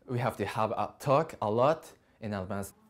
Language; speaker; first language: English; non-native, learner; Japanese